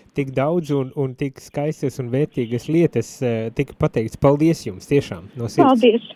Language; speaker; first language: Latvian; native; Latvian